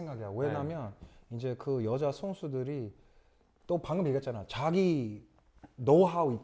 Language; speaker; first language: Korean; early bilingual, other home language; English